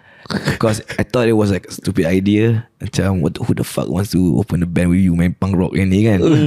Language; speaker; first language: English; non-native, local second language; Malay